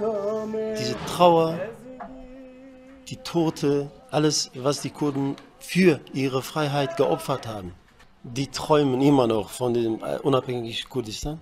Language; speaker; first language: German; early bilingual, heritage; Kurdish